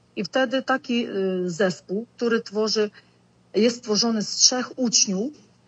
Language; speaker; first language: Polish; early bilingual, other home language; Ukrainian